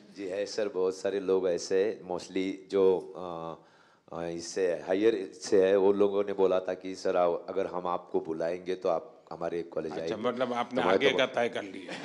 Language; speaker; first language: Hindi; non-native, local second language; Marathi